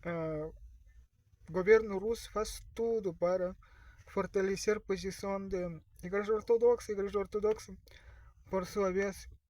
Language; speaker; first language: Portuguese; non-native, learner; Russian